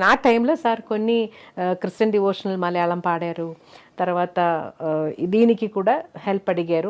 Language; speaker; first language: Telugu; non-native, local second language; Malayalam